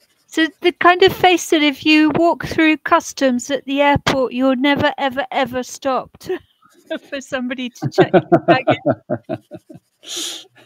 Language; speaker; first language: English; native; English